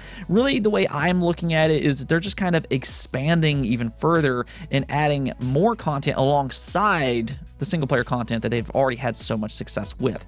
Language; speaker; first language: English; native; English